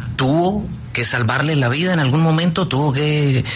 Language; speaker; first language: Spanish; native; Spanish